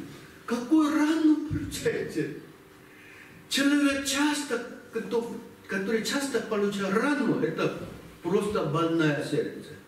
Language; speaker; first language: Russian; non-native, learner; Korean